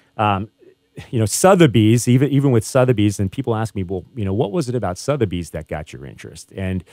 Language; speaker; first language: English; native; English